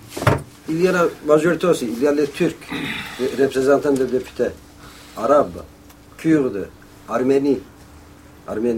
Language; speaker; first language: French; non-native, learner; Kurdish